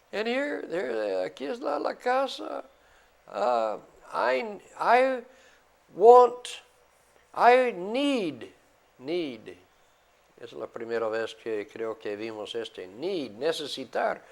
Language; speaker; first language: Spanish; non-native, fluent; English